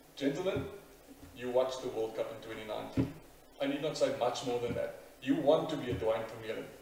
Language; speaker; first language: English; non-native, local second language; Afrikaans